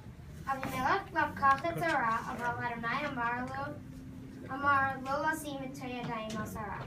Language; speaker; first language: Hebrew; non-native, learner; English